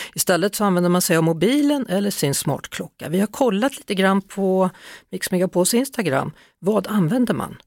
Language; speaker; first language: Swedish; native; Swedish